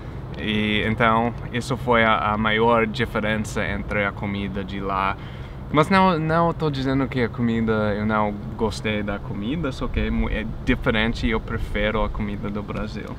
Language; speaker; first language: Portuguese; non-native, fluent; English